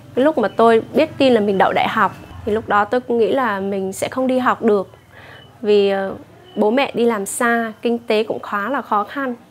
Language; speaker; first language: Vietnamese; non-native, local second language; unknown